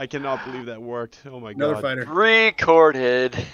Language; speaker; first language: English; native; English